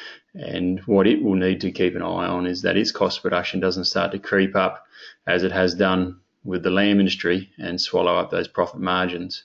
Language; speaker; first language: English; native; English